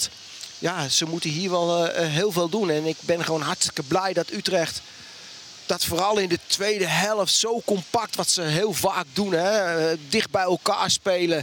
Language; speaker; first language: Dutch; native; Dutch